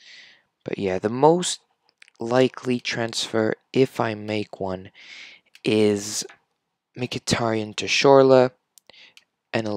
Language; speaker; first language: English; non-native, fluent; French